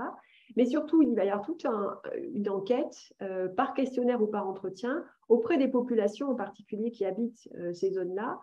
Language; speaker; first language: French; native; French